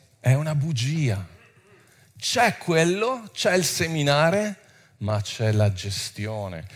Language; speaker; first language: Italian; non-native, fluent; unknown